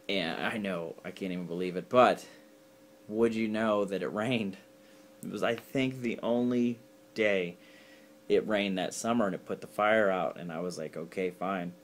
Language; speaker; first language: English; native; English